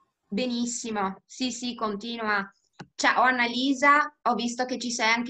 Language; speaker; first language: Italian; native; Italian